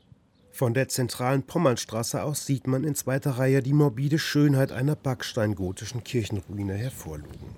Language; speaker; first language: German; native; German